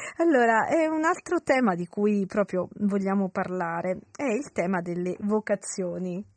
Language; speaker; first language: Italian; native; Italian